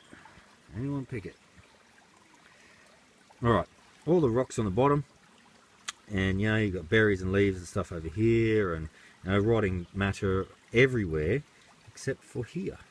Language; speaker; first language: English; native; English